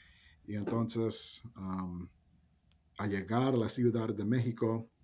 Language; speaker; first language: Spanish; early bilingual, heritage; Spanish